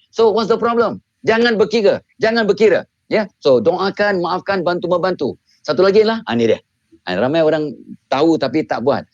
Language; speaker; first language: Malay; native; Malay